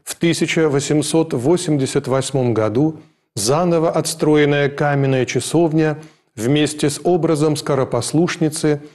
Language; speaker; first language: Russian; native; Russian